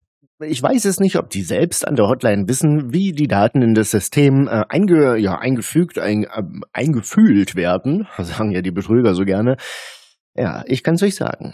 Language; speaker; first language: German; native; German